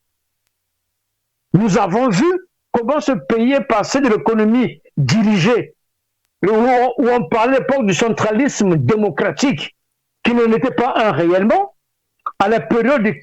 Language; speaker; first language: French; non-native, local second language; Lingala